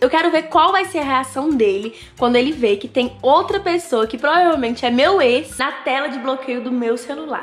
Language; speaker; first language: Portuguese; native; Portuguese